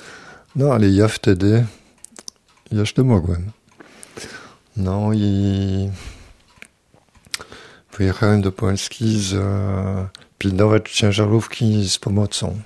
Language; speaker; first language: Polish; non-native, fluent; French